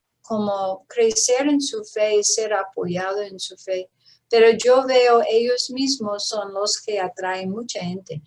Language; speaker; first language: Spanish; non-native, fluent; English